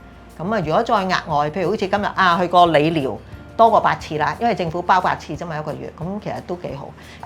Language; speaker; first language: Cantonese; native; Cantonese